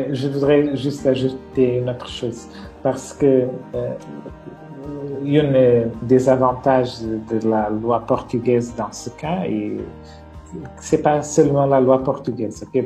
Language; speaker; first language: French; non-native, fluent; Portuguese